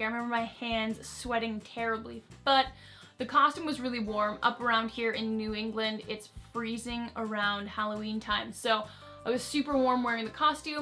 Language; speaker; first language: English; native; English